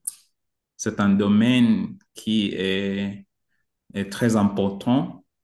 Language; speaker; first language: French; non-native, learner; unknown